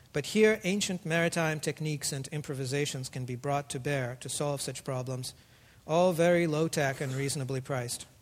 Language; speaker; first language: English; early bilingual, other home language; Russian